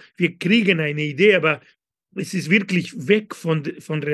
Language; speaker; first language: German; non-native, fluent; Spanish